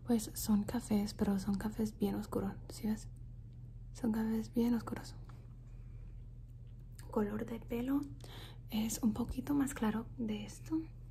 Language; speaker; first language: Spanish; early bilingual, heritage; Spanish